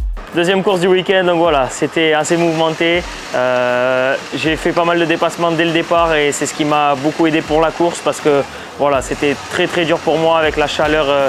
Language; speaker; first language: French; native; French